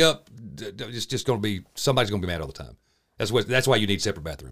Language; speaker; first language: English; native; English